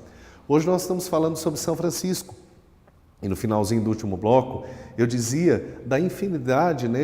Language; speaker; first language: Portuguese; native; Portuguese